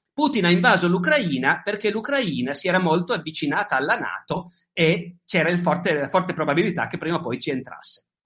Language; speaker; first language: Italian; native; Italian